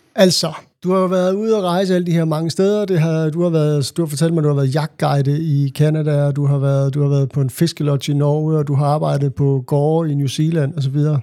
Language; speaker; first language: Danish; native; Danish